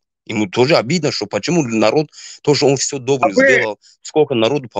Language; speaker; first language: Russian; non-native, local second language; Tajik